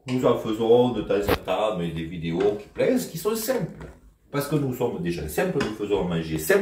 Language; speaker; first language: French; native; French